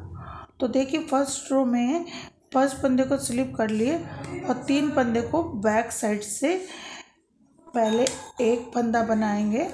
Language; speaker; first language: Hindi; native; Hindi